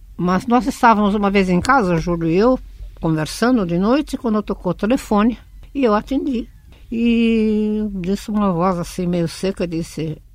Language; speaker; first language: Portuguese; early bilingual, other home language; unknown